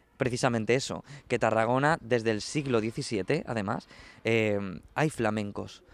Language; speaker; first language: Spanish; native; Spanish